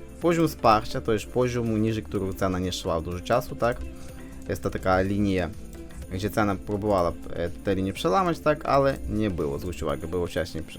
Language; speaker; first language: Polish; non-native, fluent; Ukrainian